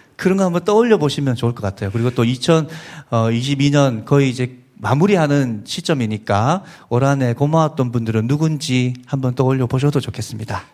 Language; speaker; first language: Korean; native; Korean